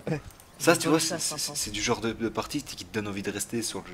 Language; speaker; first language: French; native; French